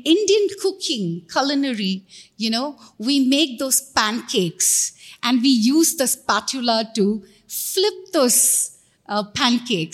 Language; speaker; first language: English; non-native, local second language; Tamil